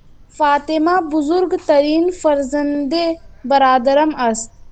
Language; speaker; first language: Persian; non-native, learner; Urdu